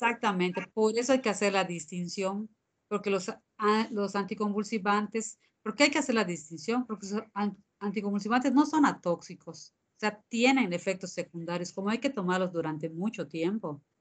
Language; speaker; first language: Spanish; native; Spanish